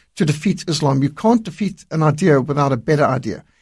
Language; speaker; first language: English; native; English